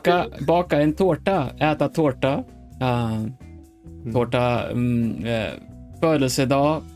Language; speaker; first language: Swedish; non-native, learner; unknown